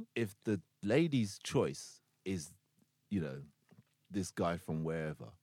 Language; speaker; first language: English; native; English